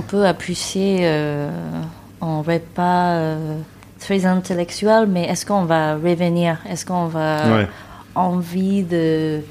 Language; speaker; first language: French; non-native, learner; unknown